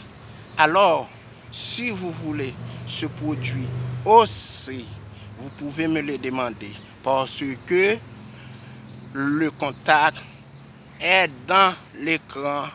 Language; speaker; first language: French; non-native, local second language; Haitian Creole